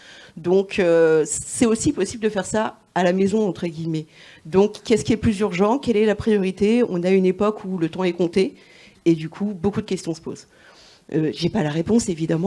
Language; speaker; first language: French; native; French